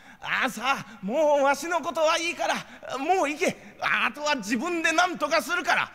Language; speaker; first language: Japanese; native; Japanese